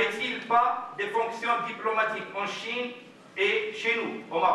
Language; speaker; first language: French; non-native, local second language; Arabic